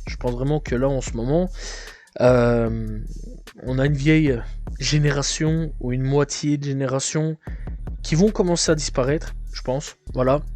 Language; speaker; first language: French; native; French